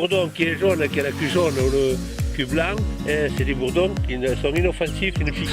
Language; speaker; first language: French; native; French